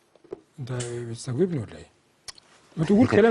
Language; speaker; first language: Arabic; native; Arabic